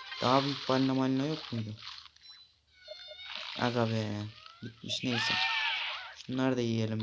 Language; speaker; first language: Turkish; native; Turkish